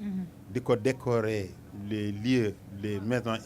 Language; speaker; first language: French; non-native, local second language; Wolof